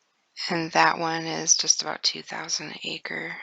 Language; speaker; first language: English; native; English